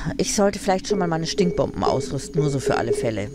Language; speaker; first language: German; native; German